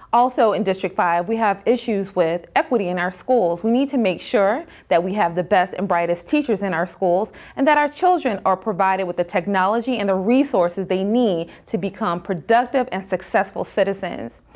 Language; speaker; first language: English; native; English